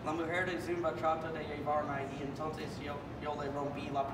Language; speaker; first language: Spanish; non-native, learner; English